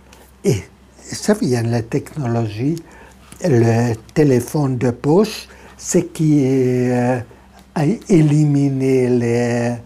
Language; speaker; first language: French; non-native, fluent; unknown